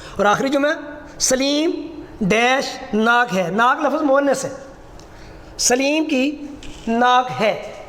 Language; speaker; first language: Urdu; non-native, local second language; Punjabi